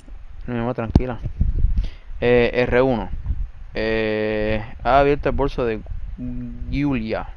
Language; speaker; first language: Italian; non-native, learner; Spanish